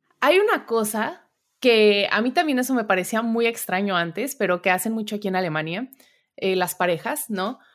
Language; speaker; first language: Spanish; native; Spanish